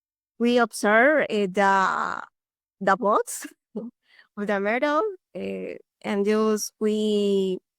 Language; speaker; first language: English; non-native, learner; Spanish